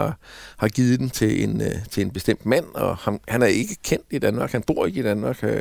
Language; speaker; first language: Danish; native; Danish